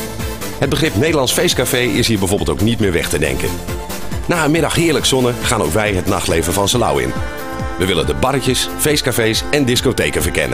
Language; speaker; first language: Dutch; native; Dutch